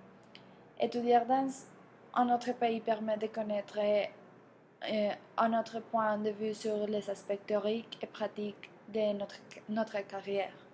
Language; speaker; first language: French; non-native, learner; Spanish